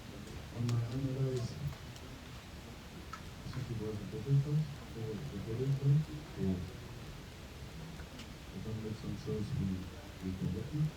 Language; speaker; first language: English; non-native, learner; French